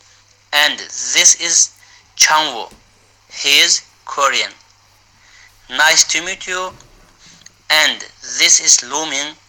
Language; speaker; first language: English; non-native, learner; Uyghur